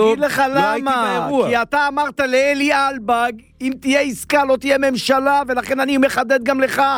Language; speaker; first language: Hebrew; native; Hebrew